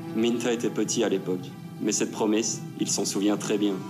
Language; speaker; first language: French; native; French